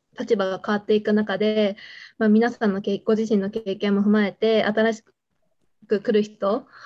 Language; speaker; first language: Japanese; native; Japanese